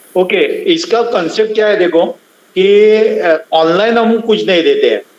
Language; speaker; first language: Hindi; non-native, local second language; Marathi